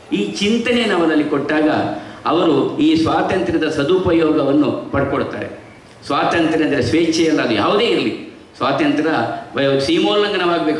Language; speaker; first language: Kannada; non-native, local second language; Tulu